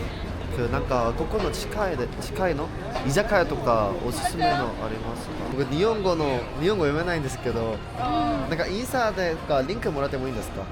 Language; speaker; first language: Japanese; non-native, learner; Korean